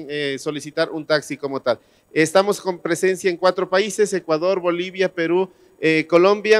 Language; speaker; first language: Spanish; native; Spanish